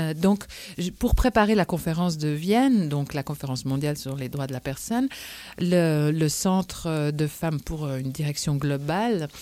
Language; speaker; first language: French; native; French